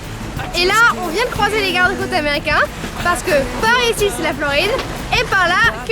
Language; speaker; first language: French; native; French